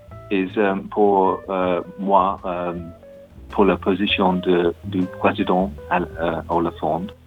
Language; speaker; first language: French; non-native, learner; English